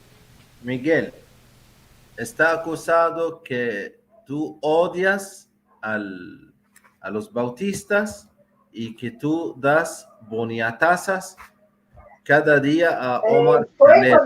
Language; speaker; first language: Spanish; non-native, fluent; Arabic